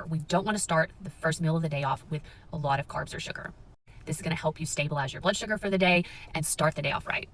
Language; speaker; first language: English; native; English